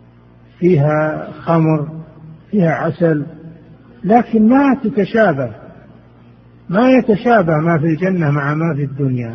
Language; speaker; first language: Arabic; native; Arabic